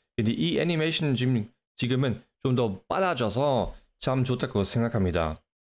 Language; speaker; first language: Korean; non-native, fluent; English